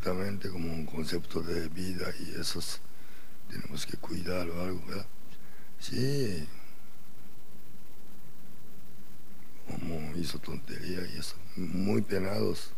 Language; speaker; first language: Spanish; non-native, learner; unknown